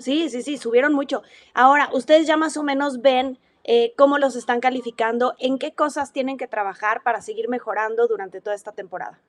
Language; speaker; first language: Spanish; native; Spanish